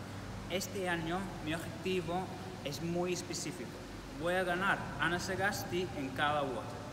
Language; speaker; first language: Spanish; non-native, learner; English